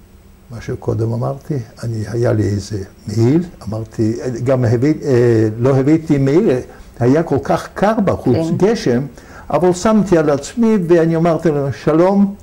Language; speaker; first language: Hebrew; non-native, fluent; Yiddish